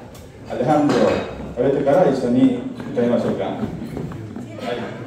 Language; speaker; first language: Japanese; non-native, learner; Spanish